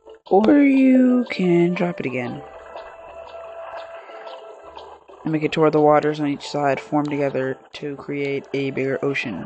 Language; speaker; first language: English; native; English